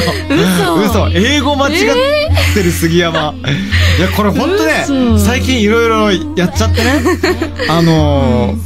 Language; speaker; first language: Japanese; early bilingual, heritage; Japanese